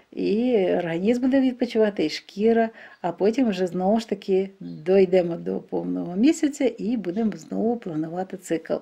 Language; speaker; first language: Ukrainian; non-native, local second language; Russian